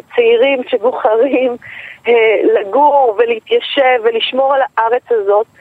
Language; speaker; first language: Hebrew; native; Hebrew